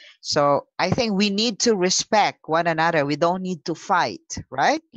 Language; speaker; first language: English; non-native, local second language; Filipino